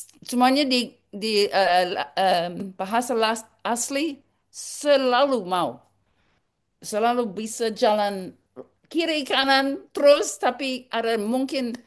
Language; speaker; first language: Indonesian; non-native, learner; English